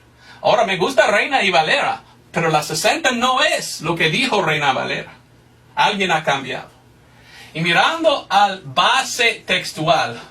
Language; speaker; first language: Spanish; non-native, fluent; English